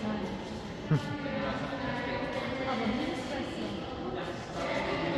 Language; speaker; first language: German; non-native, learner; Hiligaynon